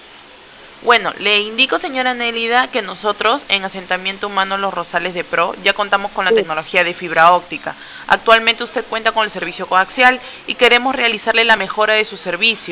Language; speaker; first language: Spanish; native; Spanish